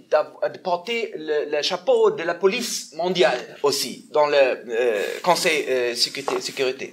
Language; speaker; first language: French; non-native, fluent; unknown